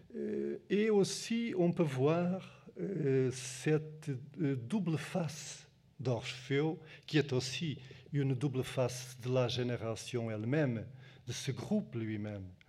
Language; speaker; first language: French; non-native, fluent; Portuguese